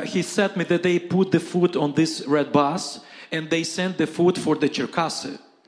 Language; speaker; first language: English; non-native, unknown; Ukrainian